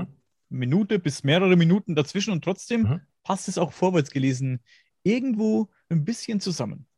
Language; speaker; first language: German; native; German